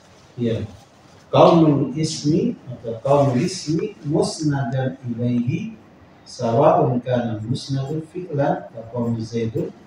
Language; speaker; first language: Arabic; non-native, fluent; Indonesian